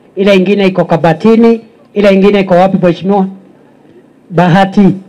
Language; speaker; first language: Swahili; non-native, local second language; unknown